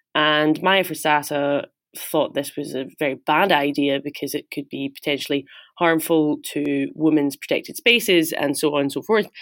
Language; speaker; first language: English; native; English